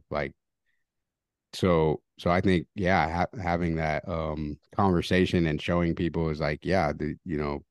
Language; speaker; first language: English; early bilingual, other home language; Spanish